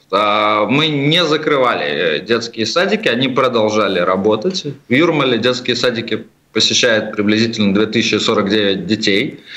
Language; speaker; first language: Russian; native; Russian